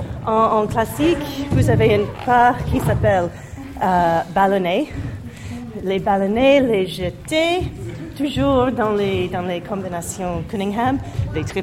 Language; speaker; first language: French; non-native, learner; English